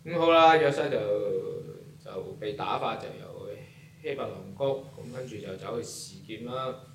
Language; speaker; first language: Chinese; non-native, local second language; Cantonese